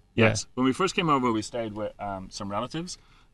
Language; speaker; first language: English; native; English